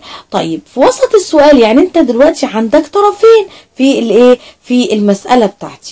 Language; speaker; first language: Arabic; native; Arabic